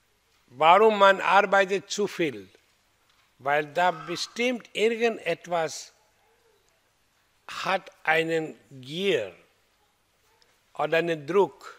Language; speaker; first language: German; non-native, learner; Hindi